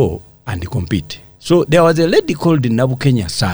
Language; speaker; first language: English; non-native, local second language; Ganda